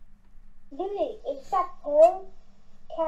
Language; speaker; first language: French; non-native, learner; Chinese